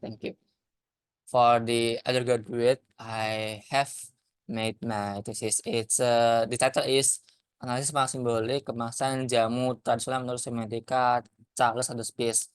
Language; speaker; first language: English; non-native, learner; Indonesian